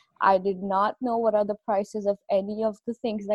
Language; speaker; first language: English; non-native, local second language; Punjabi